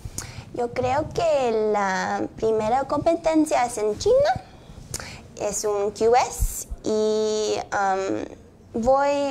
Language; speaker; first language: Spanish; early bilingual, heritage; English